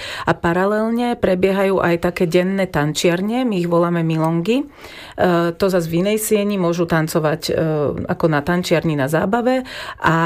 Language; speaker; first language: Slovak; native; Slovak